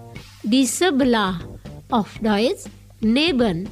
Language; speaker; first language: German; non-native, fluent; Indonesian